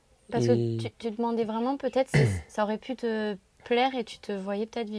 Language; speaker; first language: French; native; French